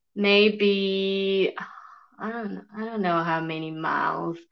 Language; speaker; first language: English; non-native, fluent; French